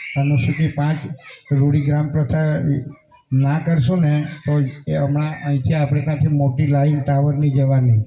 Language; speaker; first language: Gujarati; non-native, local second language; Kukna